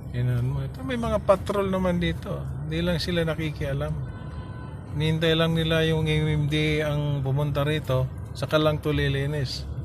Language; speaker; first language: Filipino; native; Filipino